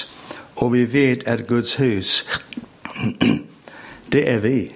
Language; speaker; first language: Swedish; non-native, fluent; English